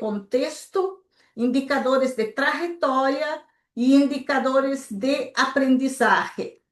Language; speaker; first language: Spanish; non-native, local second language; Portuguese